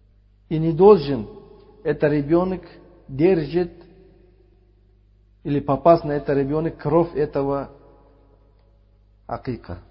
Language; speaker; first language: Russian; non-native, fluent; Uzbek